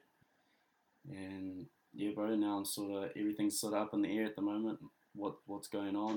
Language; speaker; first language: English; native; English